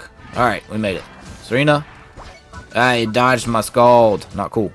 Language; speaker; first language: English; native; English